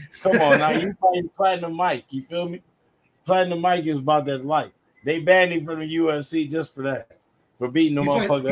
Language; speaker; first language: English; native; English